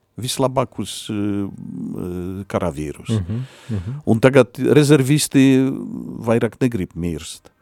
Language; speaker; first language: Latvian; non-native, fluent; Polish